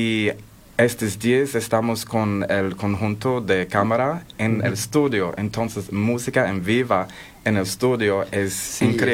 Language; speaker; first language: Spanish; non-native, learner; English